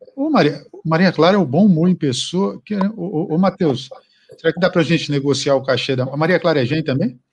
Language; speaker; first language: Portuguese; native; Portuguese